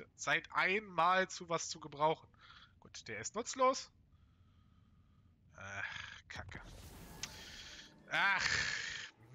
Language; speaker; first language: German; native; German